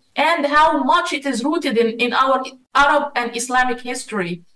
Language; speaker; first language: English; non-native, fluent; Arabic